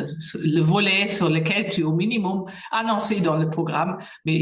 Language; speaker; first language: French; non-native, fluent; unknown